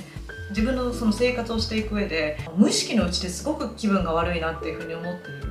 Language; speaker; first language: Japanese; native; Japanese